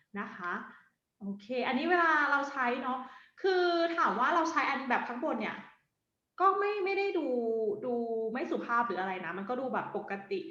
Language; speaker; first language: Thai; native; Thai